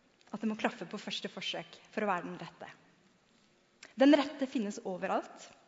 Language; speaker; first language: Norwegian; native; Norwegian